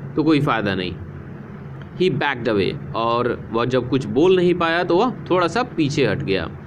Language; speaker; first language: Hindi; native; Hindi